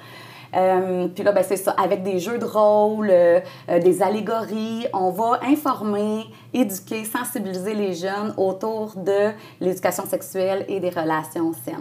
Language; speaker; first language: French; native; French